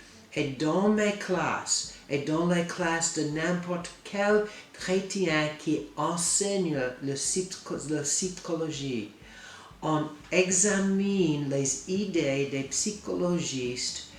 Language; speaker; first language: French; non-native, fluent; English